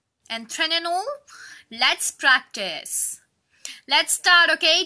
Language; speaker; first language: English; non-native, local second language; Hindi